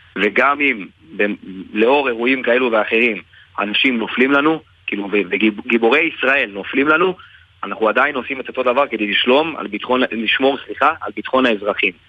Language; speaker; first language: Hebrew; native; Hebrew